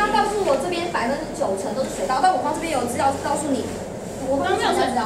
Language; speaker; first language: Chinese; native; Chinese